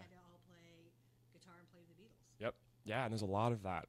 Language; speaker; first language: English; native; English